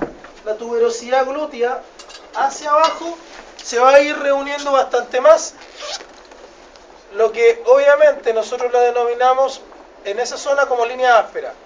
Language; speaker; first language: Spanish; native; Spanish